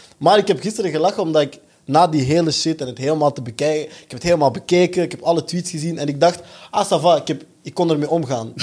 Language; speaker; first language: Dutch; early bilingual, other home language; French